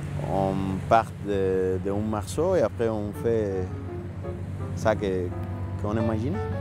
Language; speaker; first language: French; non-native, learner; Spanish